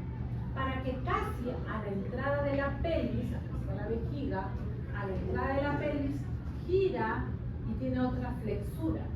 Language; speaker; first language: Spanish; native; Spanish